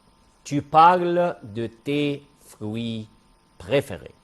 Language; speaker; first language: French; non-native, fluent; Arabic